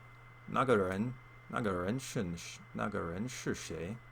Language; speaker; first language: Chinese; non-native, learner; English